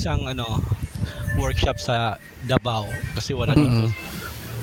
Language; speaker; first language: English; non-native, local second language; Cebuano